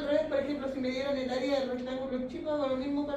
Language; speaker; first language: Spanish; native; Spanish